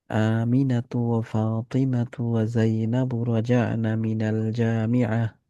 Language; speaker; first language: Arabic; non-native, fluent; Bangla